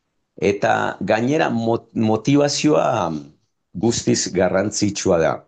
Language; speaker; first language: Basque; non-native, fluent; Spanish